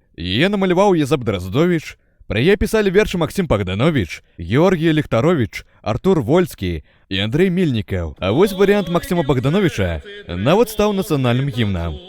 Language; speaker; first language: Belarusian; native; Belarusian